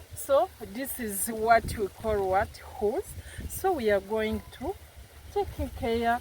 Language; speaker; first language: English; non-native, local second language; Kinyarwanda